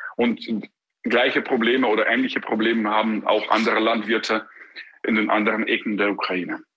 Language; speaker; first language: German; non-native, fluent; Ukrainian